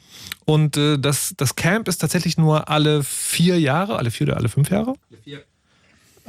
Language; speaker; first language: German; native; German